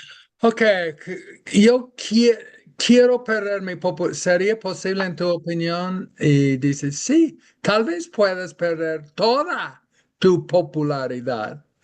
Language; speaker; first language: Spanish; non-native, fluent; English